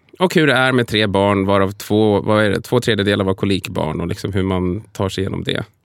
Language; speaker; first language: Swedish; native; Swedish